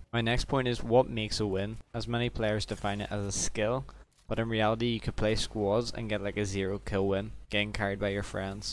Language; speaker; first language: English; native; English